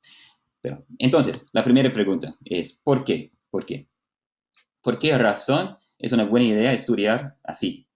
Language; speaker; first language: Spanish; non-native, fluent; Portuguese